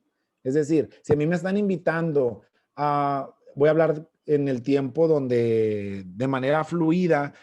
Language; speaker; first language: Spanish; native; Spanish